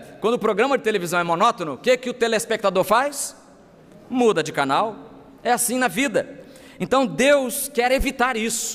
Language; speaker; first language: Portuguese; native; Portuguese